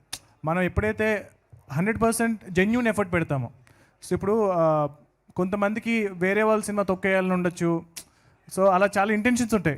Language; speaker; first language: Telugu; native; Telugu